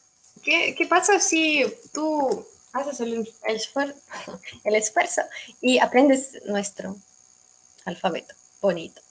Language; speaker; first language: Spanish; non-native, fluent; Russian